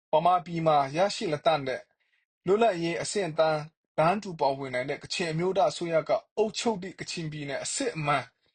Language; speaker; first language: Burmese; non-native, local second language; Kachin